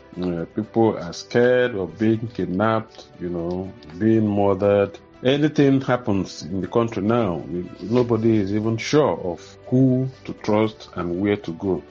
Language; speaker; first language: English; non-native, local second language; Igbo